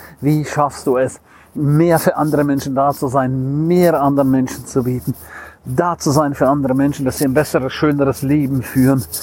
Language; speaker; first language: German; non-native, local second language; Romansh